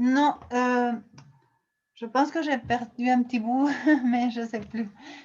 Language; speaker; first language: French; non-native, fluent; Spanish